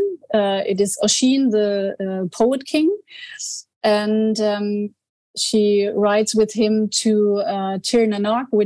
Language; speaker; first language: English; non-native, fluent; German